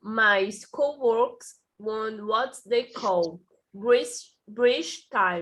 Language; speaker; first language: English; non-native, learner; Portuguese